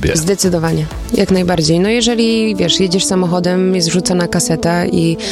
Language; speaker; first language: Polish; early bilingual, heritage; Polish